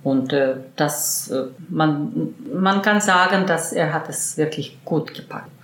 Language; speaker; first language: German; early bilingual, heritage; German